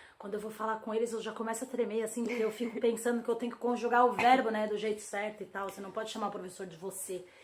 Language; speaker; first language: Portuguese; native; Portuguese